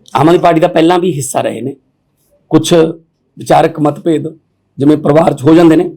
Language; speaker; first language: Hindi; non-native, local second language; Punjabi